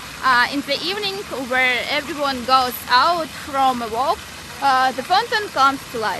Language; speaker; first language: English; non-native, learner; Russian